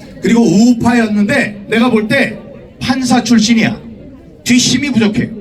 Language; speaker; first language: Korean; native; Korean